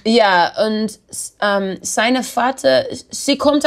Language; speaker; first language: German; non-native, learner; English